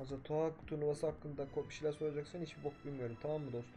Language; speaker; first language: Turkish; native; Turkish